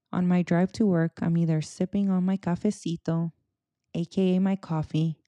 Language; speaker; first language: English; early bilingual, other home language; Spanish